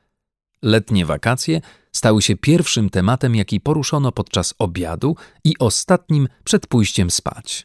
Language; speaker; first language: Polish; native; Polish